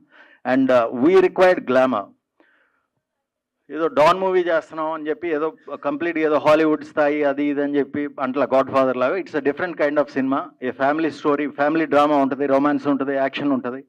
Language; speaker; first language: Telugu; native; Telugu